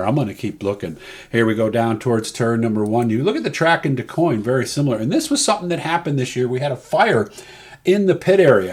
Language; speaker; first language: English; native; English